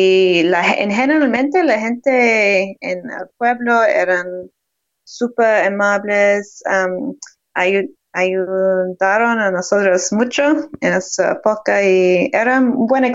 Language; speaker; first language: Spanish; non-native, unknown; English